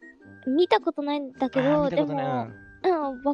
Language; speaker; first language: Japanese; non-native, learner; Filipino